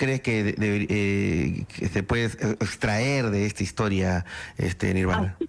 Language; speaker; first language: Spanish; native; Spanish